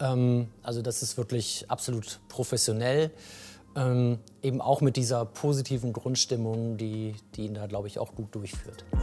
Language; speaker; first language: German; native; German